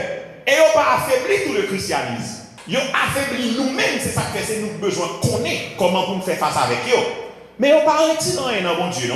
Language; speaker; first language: French; non-native, local second language; Haitian Creole